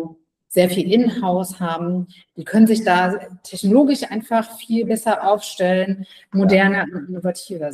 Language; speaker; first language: German; native; German